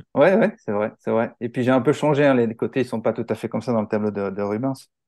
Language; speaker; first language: French; native; French